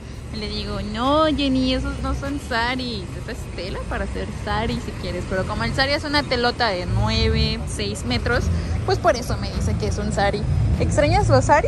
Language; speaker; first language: Spanish; native; Spanish